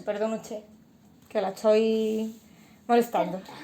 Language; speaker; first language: Spanish; native; Spanish